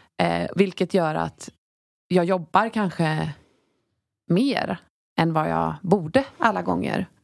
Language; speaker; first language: Swedish; native; Swedish